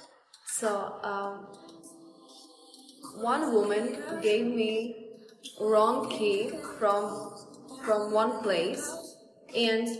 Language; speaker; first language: English; non-native, fluent; Russian